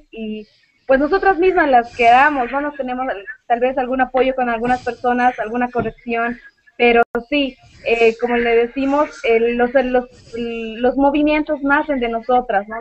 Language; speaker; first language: Spanish; native; Spanish